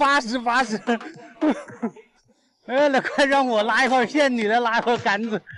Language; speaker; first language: Chinese; native; Chinese